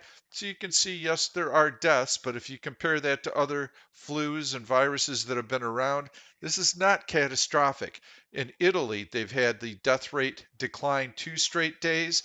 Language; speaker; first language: English; native; English